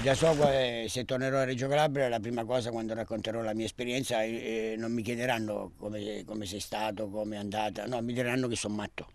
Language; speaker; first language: Italian; native; Italian